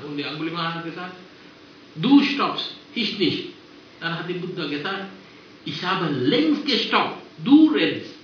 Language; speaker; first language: German; non-native, fluent; Sinhala